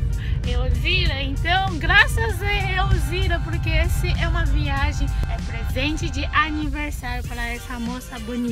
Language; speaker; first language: Portuguese; non-native, fluent; Chinese